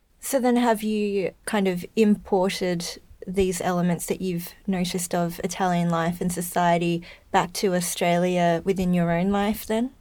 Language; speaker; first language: English; native; English